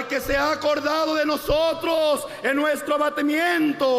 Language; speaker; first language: Spanish; native; Spanish